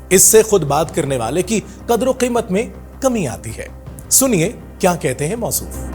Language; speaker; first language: Urdu; native; Urdu